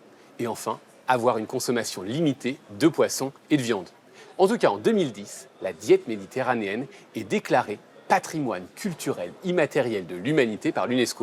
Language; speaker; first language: French; native; French